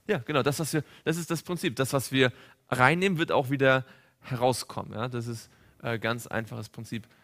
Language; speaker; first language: German; native; German